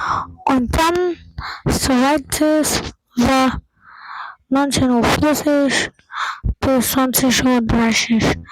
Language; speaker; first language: German; non-native, learner; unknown